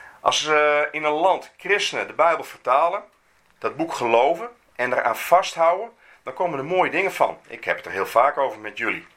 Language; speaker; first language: Dutch; native; Dutch